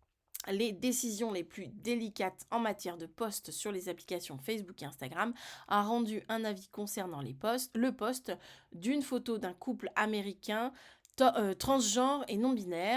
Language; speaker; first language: French; native; French